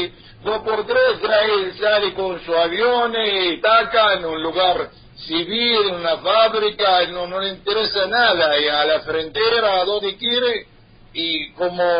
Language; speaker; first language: Spanish; non-native, learner; Arabic